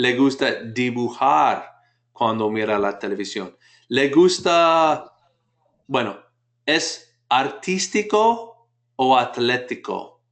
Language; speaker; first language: Spanish; non-native, fluent; English